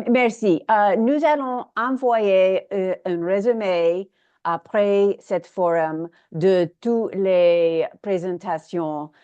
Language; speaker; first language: French; non-native, learner; English